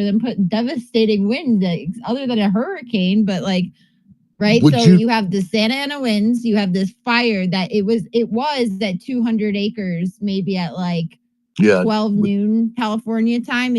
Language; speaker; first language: English; native; English